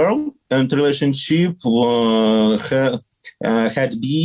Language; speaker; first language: English; non-native, learner; Kazakh